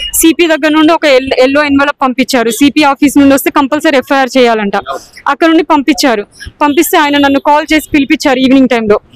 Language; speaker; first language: Telugu; native; Telugu